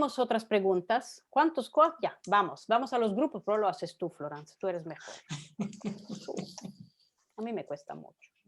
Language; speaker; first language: Spanish; non-native, fluent; Italian